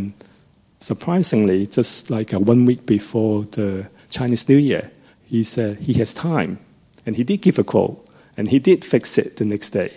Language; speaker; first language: English; non-native, local second language; Cantonese